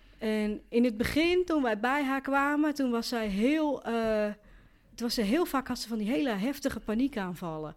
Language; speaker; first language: Dutch; native; Dutch